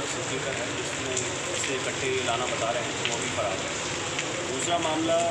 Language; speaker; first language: Hindi; native; Hindi